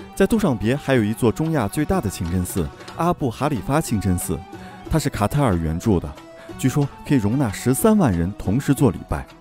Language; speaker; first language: Chinese; native; Chinese